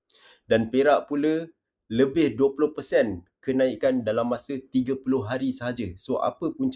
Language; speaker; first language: Malay; native; Malay